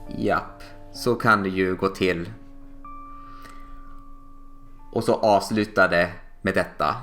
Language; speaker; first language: Swedish; native; Swedish